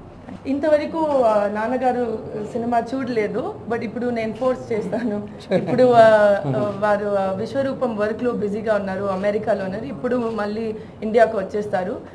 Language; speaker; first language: Telugu; non-native, local second language; Tamil